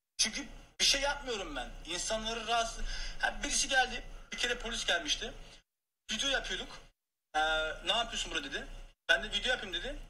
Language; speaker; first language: Turkish; early bilingual, heritage; Turkish